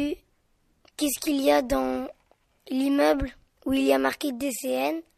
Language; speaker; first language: French; native; French